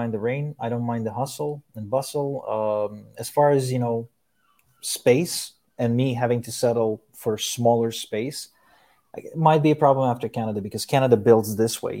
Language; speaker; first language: English; early bilingual, other home language; Ukrainian